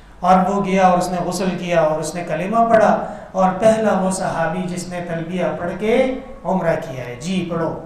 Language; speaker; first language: Urdu; non-native, local second language; Pashto